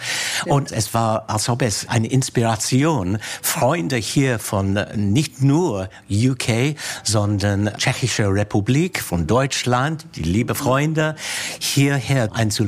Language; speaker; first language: German; non-native, fluent; English